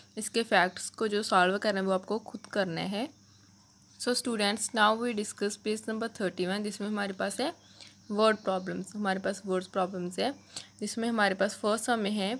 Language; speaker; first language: Hindi; non-native, local second language; Punjabi